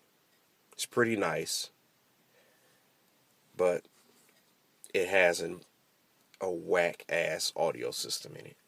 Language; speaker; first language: English; native; English